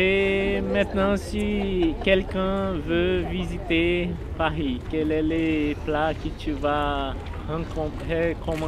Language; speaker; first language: French; non-native, learner; Portuguese